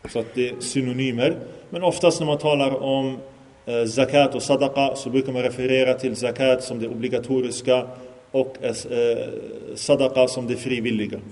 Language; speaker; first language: Swedish; early bilingual, other home language; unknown